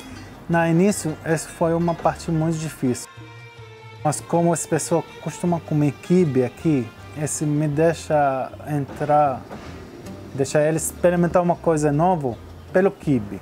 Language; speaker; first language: Portuguese; non-native, learner; Arabic